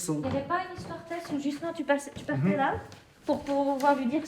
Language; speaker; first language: French; native; French